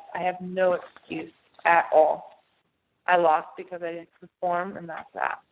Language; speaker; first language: English; native; English